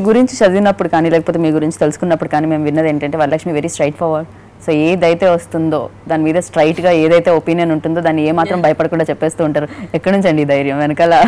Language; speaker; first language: Telugu; native; Telugu